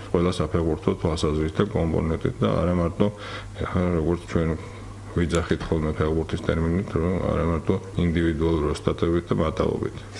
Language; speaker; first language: Georgian; native; Georgian